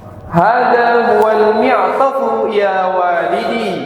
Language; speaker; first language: Arabic; non-native, fluent; Indonesian